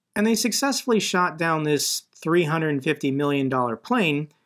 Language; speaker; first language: English; native; English